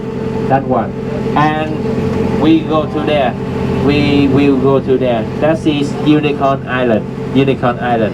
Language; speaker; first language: English; non-native, learner; Vietnamese